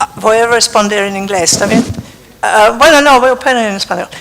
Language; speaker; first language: Spanish; non-native, fluent; English